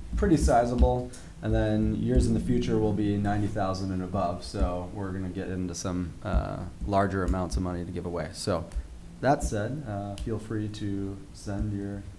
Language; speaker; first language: English; native; English